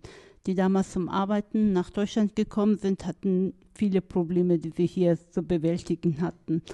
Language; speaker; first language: German; non-native, fluent; Turkish